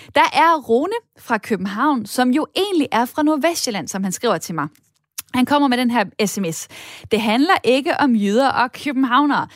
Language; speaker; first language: Danish; native; Danish